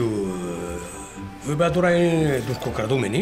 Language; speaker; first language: Greek; native; Greek